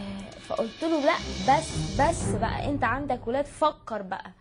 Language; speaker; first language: Arabic; native; Arabic